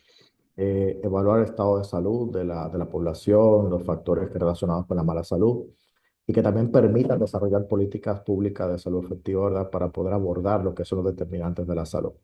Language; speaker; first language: Spanish; native; Spanish